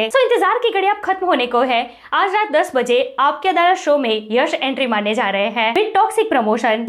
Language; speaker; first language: Hindi; native; Hindi